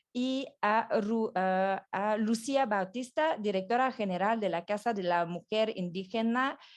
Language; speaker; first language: Spanish; non-native, fluent; French